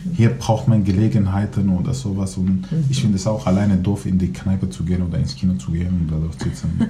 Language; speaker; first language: German; non-native, fluent; Kurdish